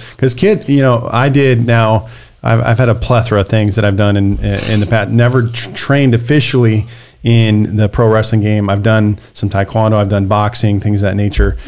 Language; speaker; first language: English; native; English